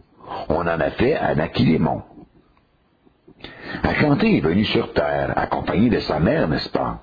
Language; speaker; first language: French; native; French